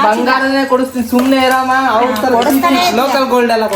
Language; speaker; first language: Kannada; native; Kannada